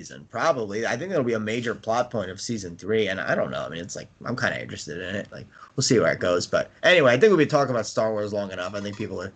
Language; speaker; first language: English; native; English